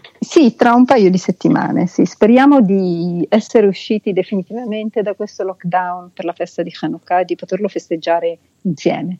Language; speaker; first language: Italian; native; Italian